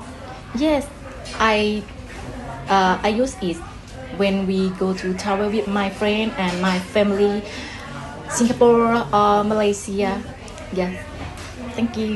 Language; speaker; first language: English; non-native, learner; Thai